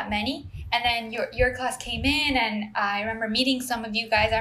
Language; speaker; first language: English; non-native, fluent; Spanish